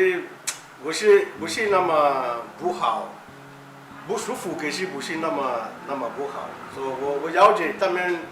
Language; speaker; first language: Chinese; non-native, learner; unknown